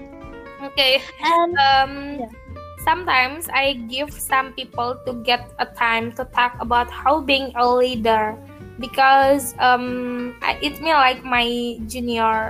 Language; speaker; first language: English; non-native, learner; Indonesian